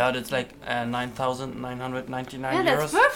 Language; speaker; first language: English; non-native, fluent; German